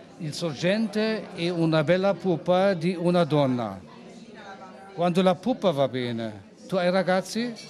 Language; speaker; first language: Italian; non-native, learner; German